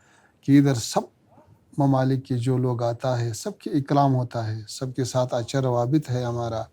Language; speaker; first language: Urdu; non-native, learner; Pashto